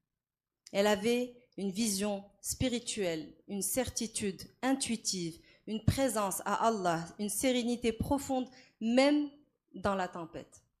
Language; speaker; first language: French; non-native, local second language; Arabic